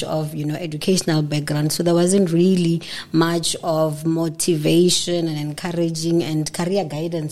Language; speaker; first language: English; non-native, local second language; Northern Sotho